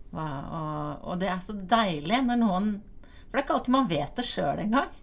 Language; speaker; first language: Norwegian; native; Norwegian